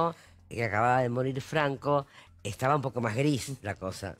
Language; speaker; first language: Spanish; native; Spanish